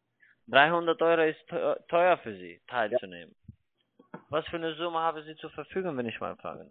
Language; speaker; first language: German; non-native, fluent; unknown